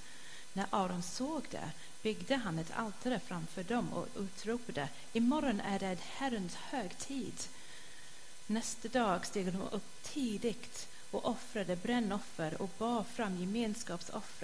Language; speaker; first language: Swedish; non-native, fluent; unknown